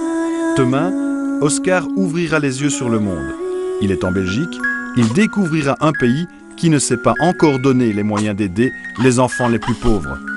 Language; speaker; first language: French; native; French